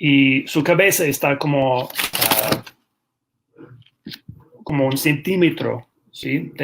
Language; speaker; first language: Spanish; non-native, fluent; English